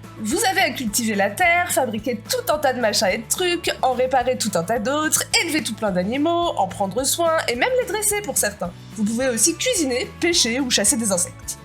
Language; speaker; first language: French; native; French